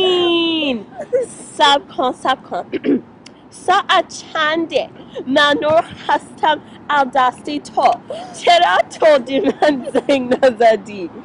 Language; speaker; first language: Persian; non-native, learner; English